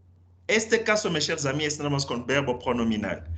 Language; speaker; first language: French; non-native, fluent; Spanish